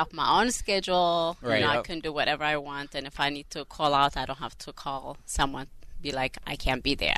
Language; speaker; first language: English; non-native, fluent; Amharic